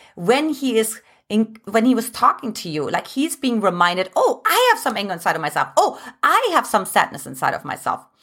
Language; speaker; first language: English; non-native, fluent; German